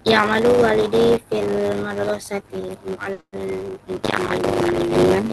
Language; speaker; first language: Arabic; non-native, learner; Indonesian